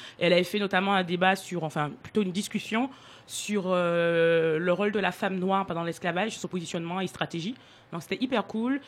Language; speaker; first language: French; native; French